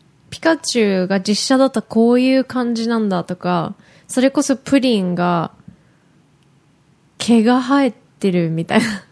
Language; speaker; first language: Japanese; native; Japanese